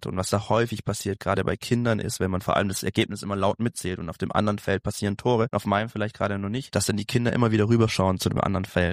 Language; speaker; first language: German; native; German